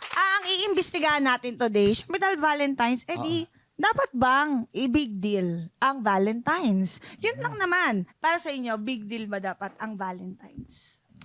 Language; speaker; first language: Filipino; native; Filipino